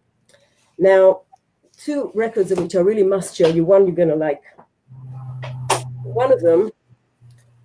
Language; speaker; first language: English; non-native, fluent; Hebrew